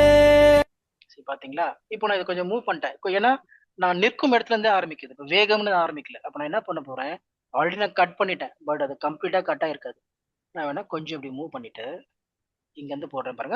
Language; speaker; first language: Tamil; native; Tamil